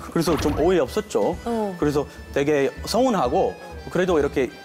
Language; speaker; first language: Korean; non-native, fluent; English